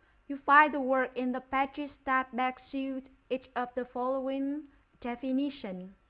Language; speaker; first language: English; non-native, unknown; Vietnamese